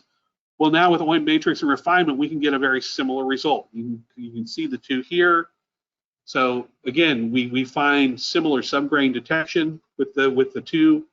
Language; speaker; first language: English; native; English